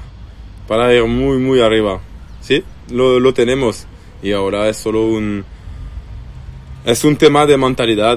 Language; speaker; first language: Spanish; non-native, learner; French